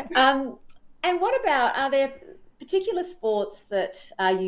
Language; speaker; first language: English; native; English